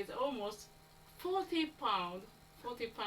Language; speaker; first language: English; non-native, learner; Japanese